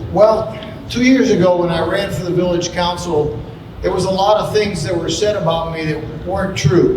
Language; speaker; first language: English; non-native, fluent; Spanish